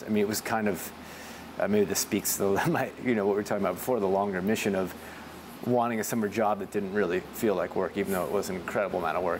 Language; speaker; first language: English; native; English